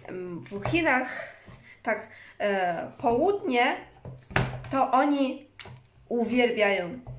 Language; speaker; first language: Polish; non-native, learner; Chinese